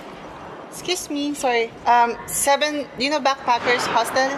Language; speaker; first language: English; non-native, local second language; Filipino